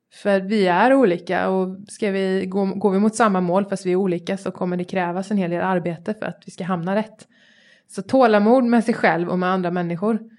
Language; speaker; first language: Swedish; native; Swedish